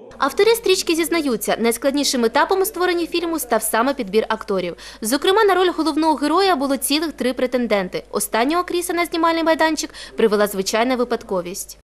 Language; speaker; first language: Ukrainian; native; Ukrainian